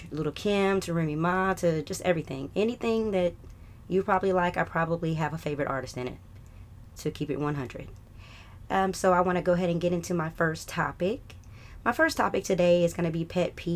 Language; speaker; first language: English; native; English